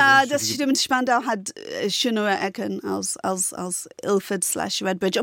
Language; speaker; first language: German; non-native, fluent; English